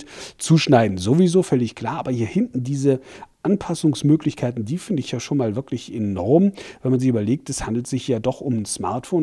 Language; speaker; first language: German; native; German